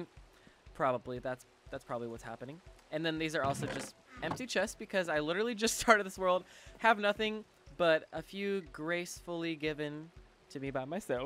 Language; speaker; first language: English; native; English